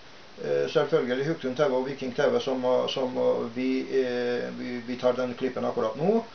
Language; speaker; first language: Norwegian; non-native, fluent; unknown